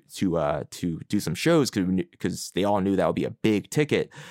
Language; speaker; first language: English; native; English